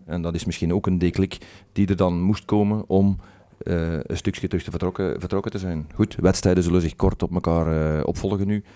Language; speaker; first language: Dutch; native; Dutch